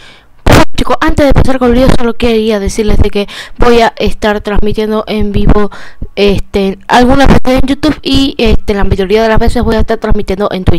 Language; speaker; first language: Spanish; native; Spanish